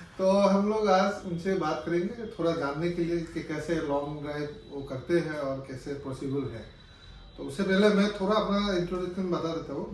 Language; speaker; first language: Hindi; non-native, local second language; Assamese